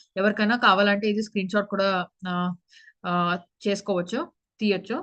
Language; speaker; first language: Telugu; early bilingual, heritage; Telugu